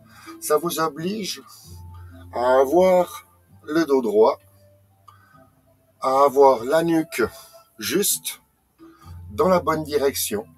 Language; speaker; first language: French; native; French